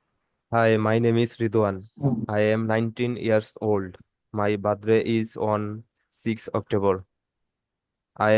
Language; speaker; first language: English; non-native, learner; Bangla